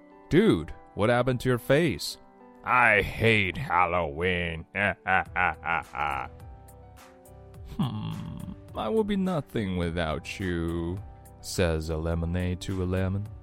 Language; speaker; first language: English; non-native, fluent; Chinese